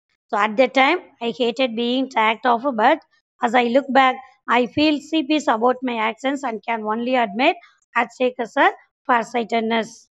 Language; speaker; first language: English; non-native, local second language; Tamil